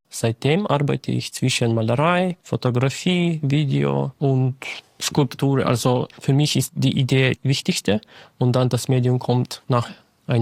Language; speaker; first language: German; non-native, learner; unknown